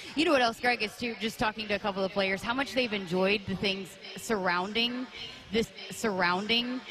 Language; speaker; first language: English; native; English